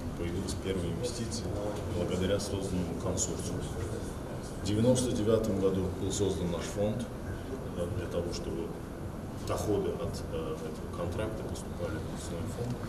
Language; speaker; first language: Russian; non-native, local second language; Azerbaijani